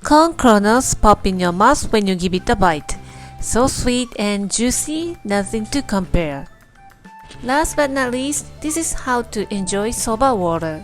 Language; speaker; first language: English; non-native, fluent; Japanese